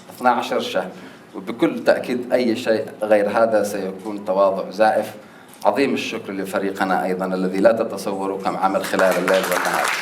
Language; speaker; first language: Arabic; native; Arabic